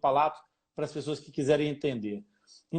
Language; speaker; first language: Portuguese; native; Portuguese